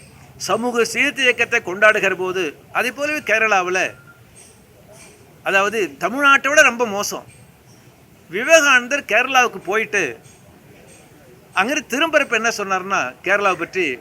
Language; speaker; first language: Tamil; native; Tamil